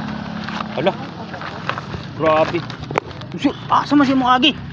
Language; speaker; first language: Filipino; non-native, local second language; Cebuano